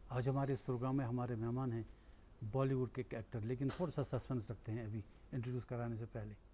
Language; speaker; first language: Hindi; non-native, local second language; Kashmiri